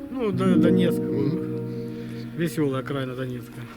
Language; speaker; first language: Russian; native; Russian